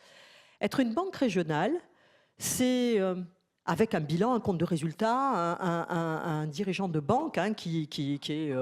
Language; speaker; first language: French; native; French